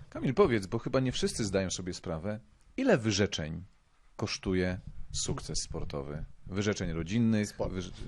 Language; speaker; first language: Polish; native; Polish